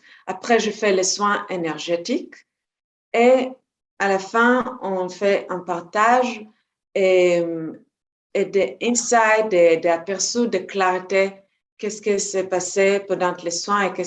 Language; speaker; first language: French; non-native, fluent; Hebrew